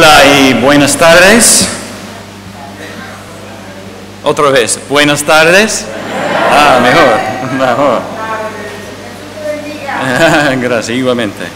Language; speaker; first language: Spanish; non-native, fluent; English